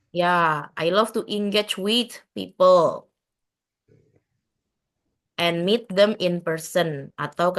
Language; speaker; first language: English; non-native, fluent; Indonesian